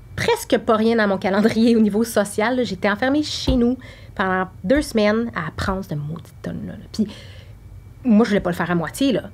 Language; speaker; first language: French; native; French